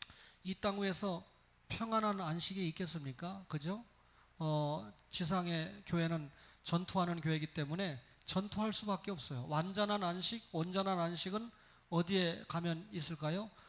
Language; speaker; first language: Korean; native; Korean